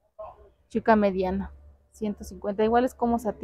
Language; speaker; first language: Spanish; native; Spanish